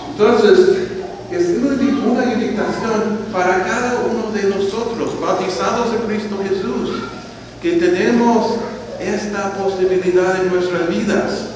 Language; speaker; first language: Spanish; non-native, fluent; English